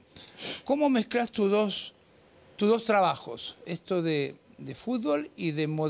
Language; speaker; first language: Spanish; native; Spanish